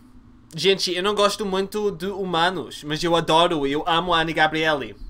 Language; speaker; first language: Portuguese; early bilingual, heritage; Portuguese